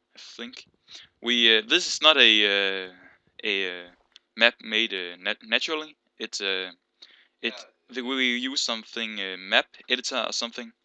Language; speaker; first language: English; non-native, learner; Danish